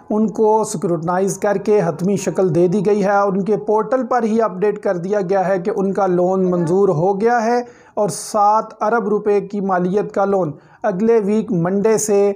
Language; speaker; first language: Urdu; native; Urdu